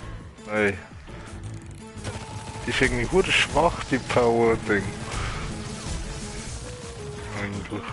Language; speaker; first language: German; native; German